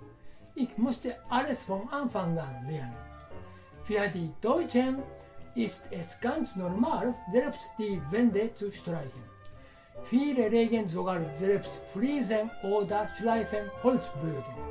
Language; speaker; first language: German; non-native, fluent; Japanese